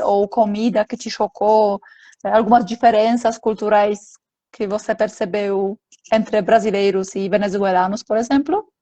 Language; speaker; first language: Portuguese; non-native, fluent; Polish